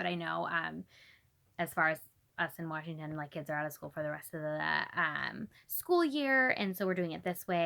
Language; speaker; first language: English; native; English